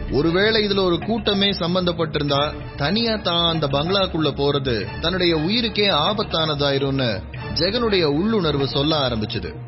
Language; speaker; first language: Tamil; native; Tamil